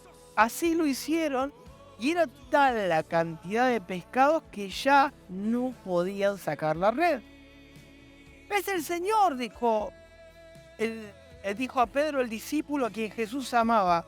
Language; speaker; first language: Spanish; native; Spanish